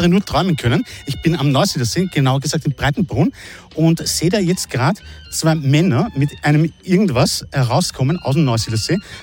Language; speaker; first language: German; native; German